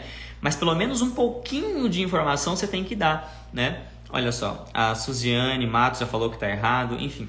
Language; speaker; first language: Portuguese; native; Portuguese